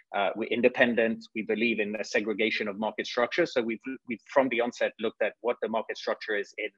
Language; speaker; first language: English; non-native, fluent; French